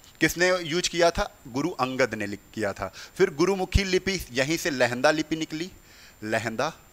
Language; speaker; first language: Hindi; native; Hindi